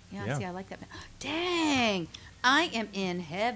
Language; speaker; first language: English; native; English